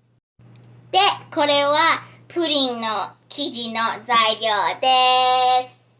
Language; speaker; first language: Japanese; early bilingual, heritage; Japanese